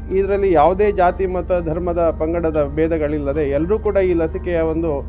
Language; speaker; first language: Kannada; non-native, local second language; Konkani